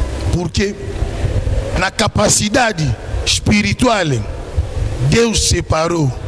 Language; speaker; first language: Portuguese; non-native, learner; Lingala